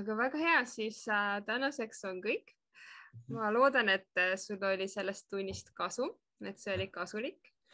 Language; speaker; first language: Estonian; native; Estonian